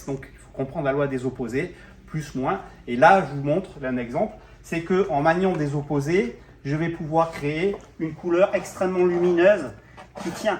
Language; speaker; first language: French; native; French